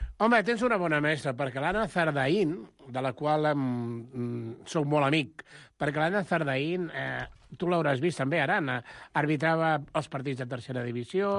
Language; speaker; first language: Catalan; non-native, local second language; Spanish